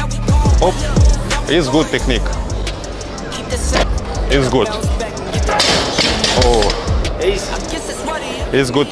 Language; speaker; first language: English; non-native, learner; Russian